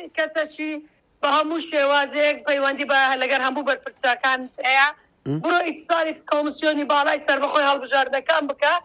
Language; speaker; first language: Central Kurdish; non-native, local second language; Azerbaijani